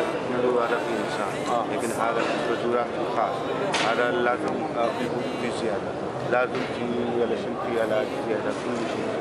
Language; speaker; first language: Arabic; non-native, learner; Urdu